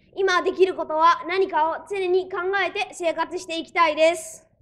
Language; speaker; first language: Japanese; early bilingual, other home language; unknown